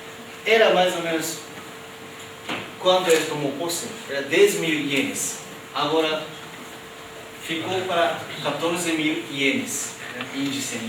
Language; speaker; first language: Portuguese; non-native, fluent; Japanese